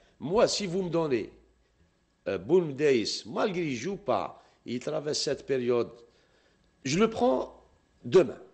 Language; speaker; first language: French; non-native, local second language; Arabic